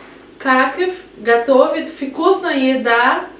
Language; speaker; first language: Russian; non-native, learner; Portuguese